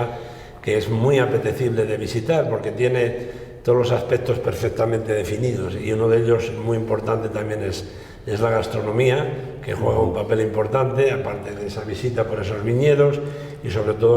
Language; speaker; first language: Spanish; native; Spanish